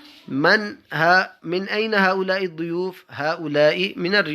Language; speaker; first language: Arabic; non-native, fluent; Urdu